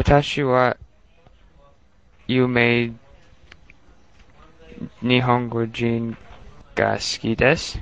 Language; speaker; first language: Japanese; non-native, learner; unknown